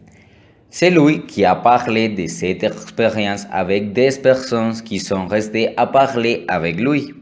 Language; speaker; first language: French; non-native, learner; Spanish